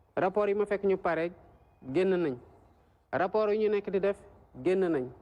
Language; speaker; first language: Wolof; native; Wolof